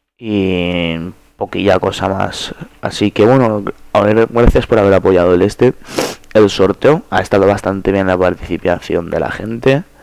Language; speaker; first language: Spanish; early bilingual, other home language; Polish